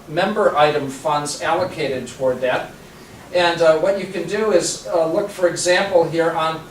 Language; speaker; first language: English; native; English